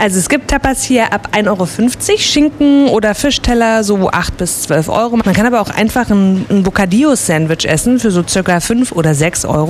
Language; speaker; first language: German; native; German